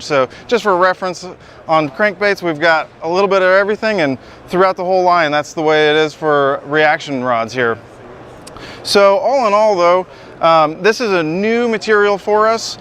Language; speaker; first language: English; native; English